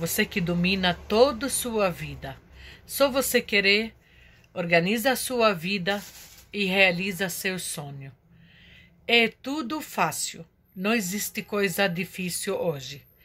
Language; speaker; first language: Portuguese; non-native, fluent; Arabic